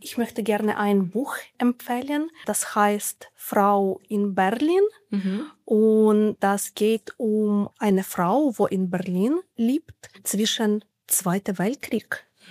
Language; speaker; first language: German; non-native, learner; Ukrainian